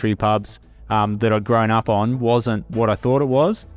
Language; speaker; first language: English; native; English